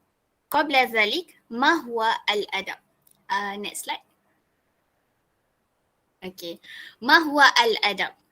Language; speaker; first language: Arabic; non-native, learner; Malay